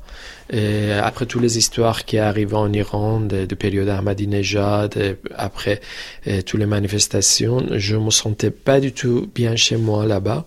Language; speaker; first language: French; non-native, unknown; Persian